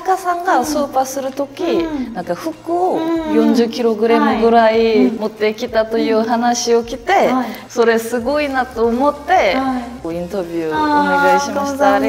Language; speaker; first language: Japanese; non-native, learner; Korean